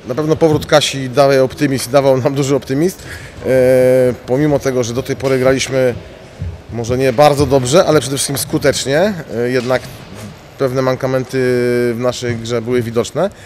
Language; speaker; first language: Polish; native; Polish